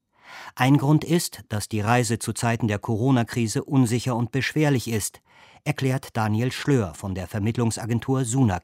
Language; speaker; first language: German; native; German